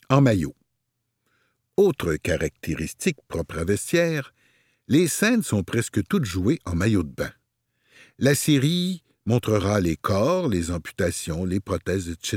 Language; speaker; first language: French; native; French